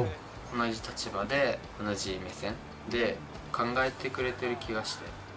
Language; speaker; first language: Japanese; native; Japanese